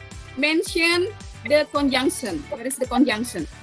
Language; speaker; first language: English; non-native, learner; Indonesian